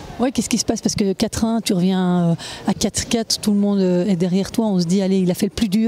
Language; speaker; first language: French; native; French